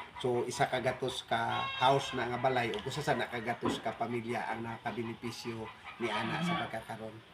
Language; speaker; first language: Cebuano; non-native, local second language; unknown